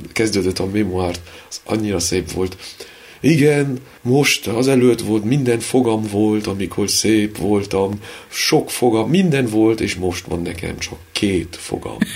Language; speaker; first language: Hungarian; early bilingual, heritage; Hungarian